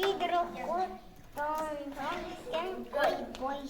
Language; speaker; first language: Estonian; non-native, local second language; Russian